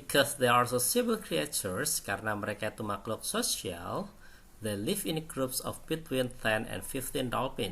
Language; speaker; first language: English; non-native, fluent; Indonesian